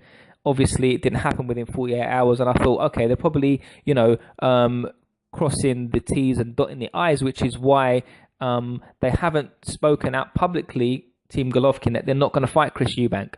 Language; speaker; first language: English; native; English